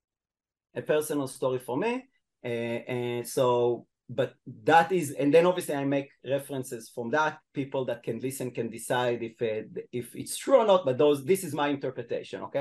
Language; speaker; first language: English; non-native, fluent; Hebrew